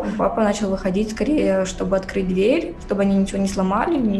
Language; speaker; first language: Russian; native; Russian